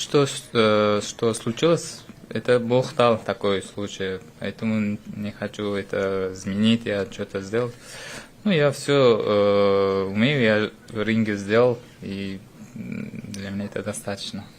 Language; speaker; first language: Russian; non-native, fluent; Uzbek